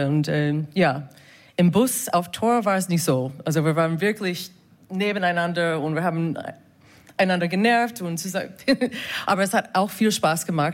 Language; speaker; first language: German; non-native, fluent; English